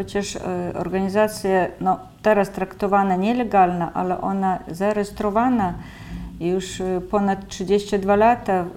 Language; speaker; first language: Polish; early bilingual, heritage; Polish